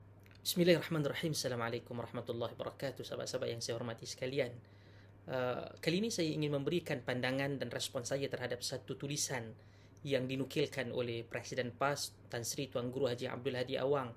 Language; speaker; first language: Malay; native; Malay